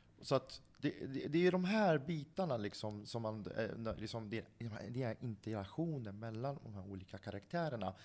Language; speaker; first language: Swedish; early bilingual, other home language; Central Kurdish